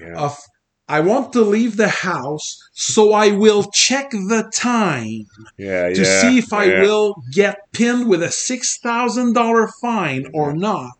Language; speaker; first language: English; non-native, fluent; French